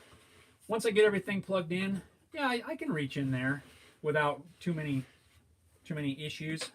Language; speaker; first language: English; native; English